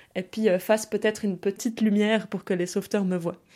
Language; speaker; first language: French; early bilingual, other home language; German